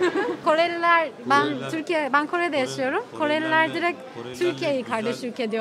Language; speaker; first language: Turkish; native; Turkish